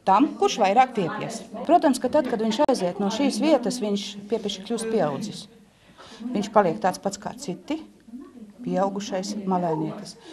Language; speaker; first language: Latvian; native; Latvian